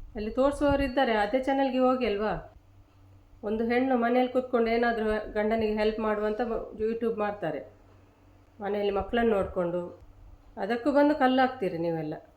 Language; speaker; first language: Kannada; native; Kannada